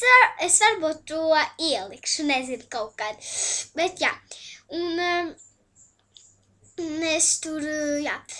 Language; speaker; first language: Latvian; early bilingual, heritage; Latvian